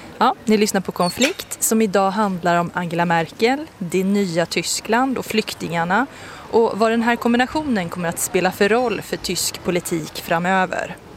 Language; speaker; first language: Swedish; native; Swedish